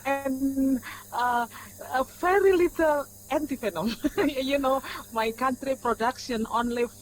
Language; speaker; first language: English; non-native, learner; Indonesian